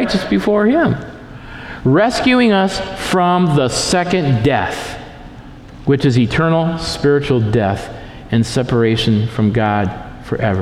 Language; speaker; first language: English; native; English